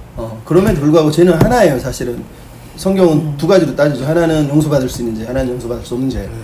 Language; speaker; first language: Korean; native; Korean